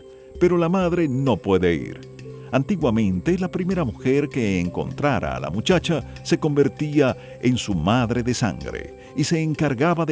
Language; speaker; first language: Spanish; native; Spanish